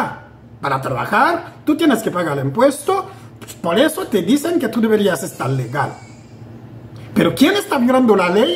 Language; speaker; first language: Spanish; non-native, fluent; Haitian Creole